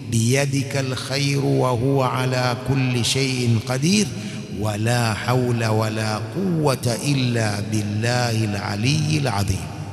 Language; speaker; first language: Arabic; non-native, fluent; Swahili